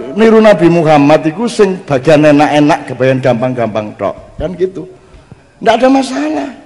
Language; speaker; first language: Indonesian; non-native, local second language; Javanese